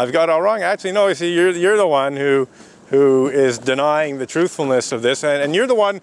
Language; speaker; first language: English; native; English